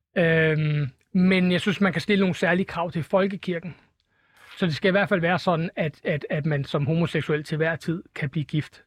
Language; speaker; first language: Danish; native; Danish